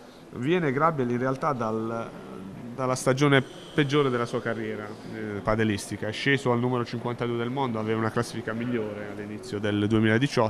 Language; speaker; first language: Italian; native; Italian